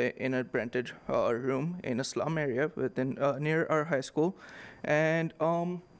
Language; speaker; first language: English; non-native, local second language; Urdu